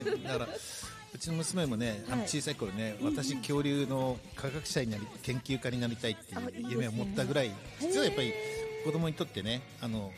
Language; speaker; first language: Japanese; native; Japanese